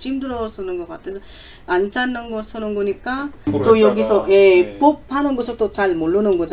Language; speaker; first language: Korean; non-native, learner; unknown